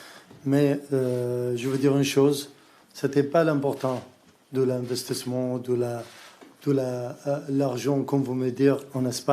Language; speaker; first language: French; non-native, learner; Arabic